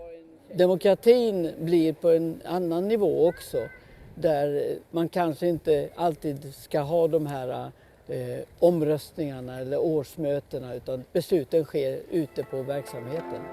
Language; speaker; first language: Swedish; native; Swedish